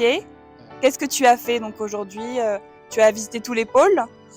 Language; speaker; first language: French; native; French